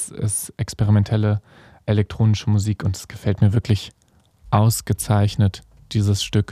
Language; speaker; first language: German; native; German